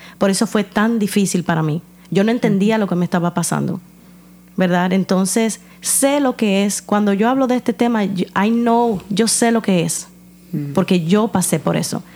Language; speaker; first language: Spanish; native; Spanish